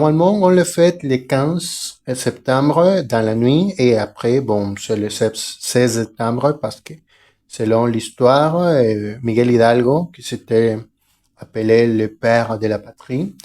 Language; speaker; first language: French; non-native, fluent; Spanish